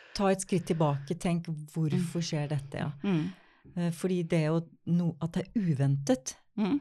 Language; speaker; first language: Norwegian; native; Norwegian